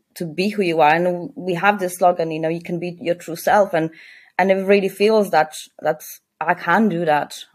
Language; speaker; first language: English; non-native, fluent; Polish